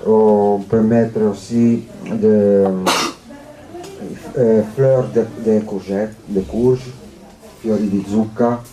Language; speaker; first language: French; non-native, learner; Italian